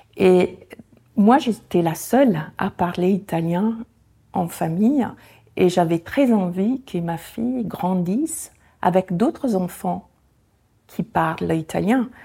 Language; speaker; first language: French; non-native, fluent; Italian